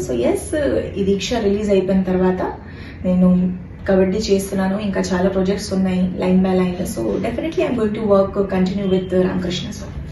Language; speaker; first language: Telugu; non-native, fluent; Hindi